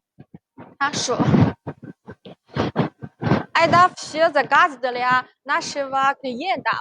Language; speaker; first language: Russian; non-native, learner; Chinese